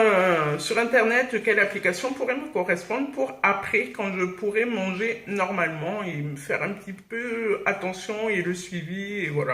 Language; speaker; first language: French; native; French